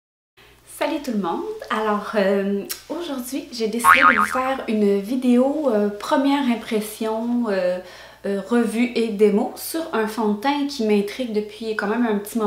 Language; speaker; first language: French; native; French